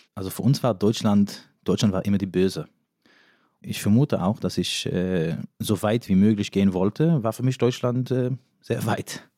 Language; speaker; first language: German; non-native, fluent; Yiddish